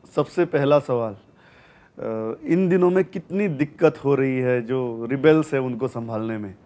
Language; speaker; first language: Hindi; non-native, local second language; Konkani